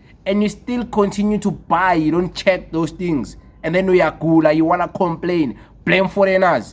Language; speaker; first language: English; non-native, local second language; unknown